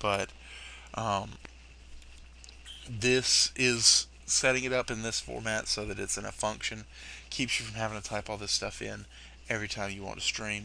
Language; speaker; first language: English; native; English